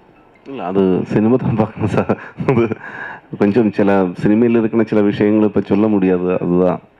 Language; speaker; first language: Tamil; non-native, learner; Malayalam